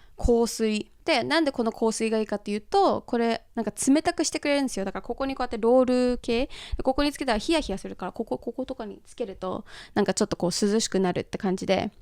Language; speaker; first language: Japanese; early bilingual, heritage; Japanese